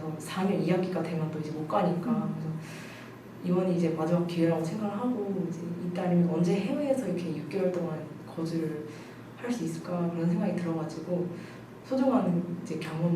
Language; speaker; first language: Korean; native; Korean